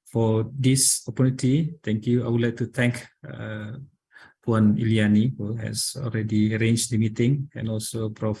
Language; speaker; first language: English; non-native, learner; Indonesian